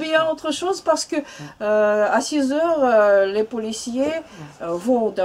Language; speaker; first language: French; non-native, learner; Russian